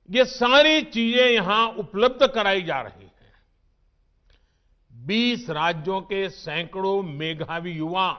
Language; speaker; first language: Hindi; non-native, local second language; Gujarati